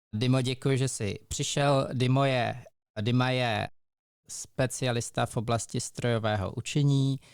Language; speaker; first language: Czech; native; Czech